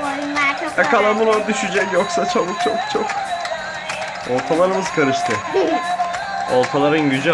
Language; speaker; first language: Turkish; native; Turkish